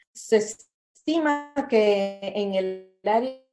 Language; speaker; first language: Spanish; native; Spanish